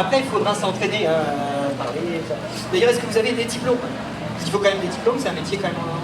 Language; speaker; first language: French; native; French